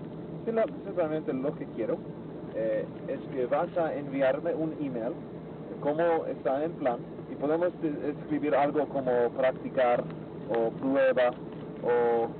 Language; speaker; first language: Spanish; non-native, fluent; English